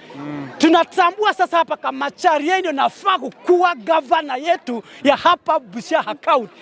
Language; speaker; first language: Swahili; non-native, local second language; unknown